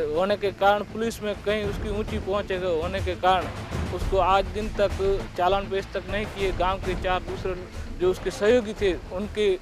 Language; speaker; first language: Hindi; native; Hindi